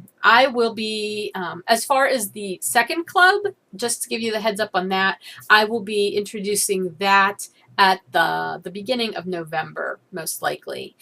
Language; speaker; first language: English; native; English